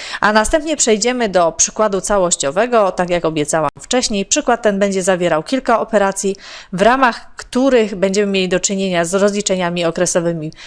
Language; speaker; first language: Polish; native; Polish